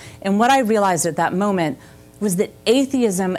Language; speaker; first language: English; native; English